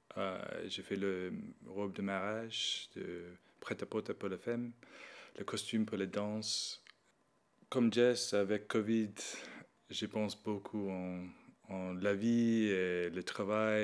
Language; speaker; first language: French; non-native, learner; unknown